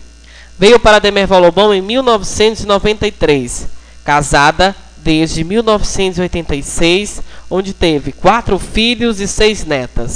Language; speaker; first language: Portuguese; native; Portuguese